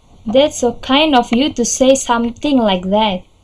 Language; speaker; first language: English; non-native, learner; Indonesian